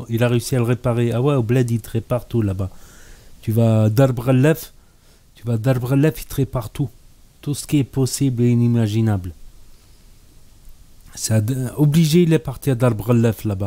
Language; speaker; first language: French; early bilingual, other home language; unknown